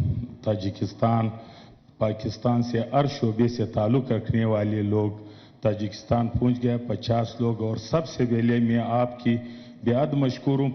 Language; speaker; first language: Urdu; non-native, local second language; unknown